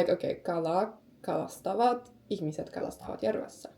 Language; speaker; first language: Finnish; non-native, learner; Turkish